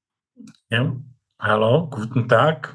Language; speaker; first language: German; non-native, fluent; Czech